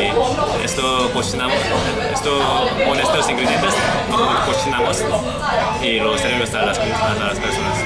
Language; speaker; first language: Spanish; non-native, learner; Korean